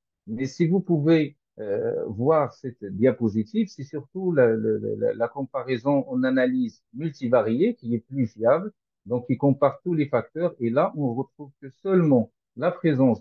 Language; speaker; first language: French; non-native, local second language; Arabic